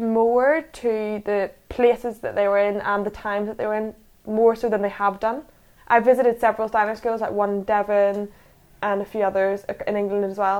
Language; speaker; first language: English; native; English